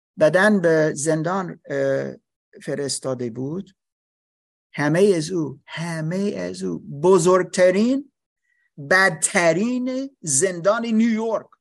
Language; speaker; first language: Persian; non-native, learner; English